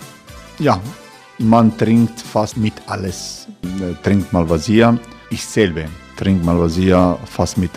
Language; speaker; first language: German; non-native, fluent; Croatian